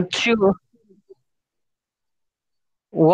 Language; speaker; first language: English; non-native, learner; Spanish